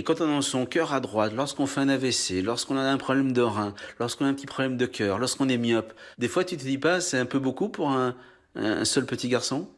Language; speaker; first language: French; native; French